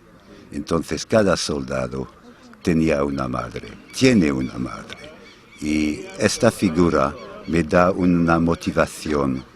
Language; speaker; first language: Spanish; non-native, fluent; English